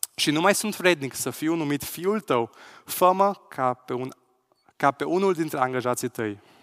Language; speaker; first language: Romanian; non-native, local second language; Hungarian